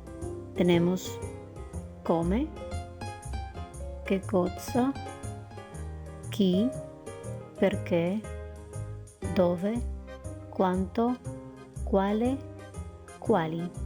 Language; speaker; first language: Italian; non-native, learner; Spanish